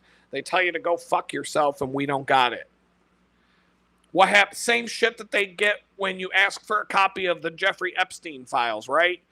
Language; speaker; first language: English; native; English